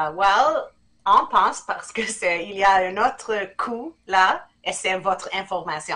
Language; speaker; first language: French; non-native, fluent; English